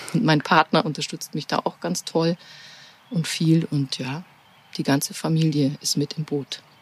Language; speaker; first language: German; native; German